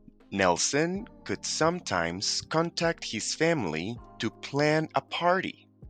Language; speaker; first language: English; non-native, fluent; Spanish